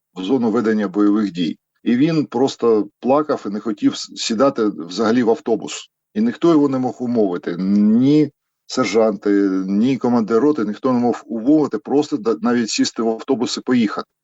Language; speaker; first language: Ukrainian; native; Ukrainian